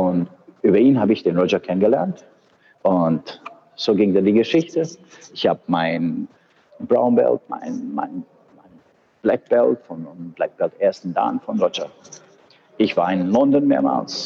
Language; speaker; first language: German; non-native, fluent; Bosnian